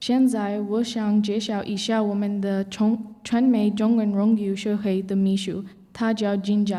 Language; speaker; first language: Chinese; non-native, learner; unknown